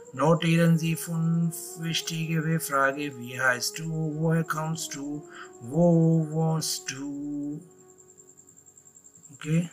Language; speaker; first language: German; non-native, fluent; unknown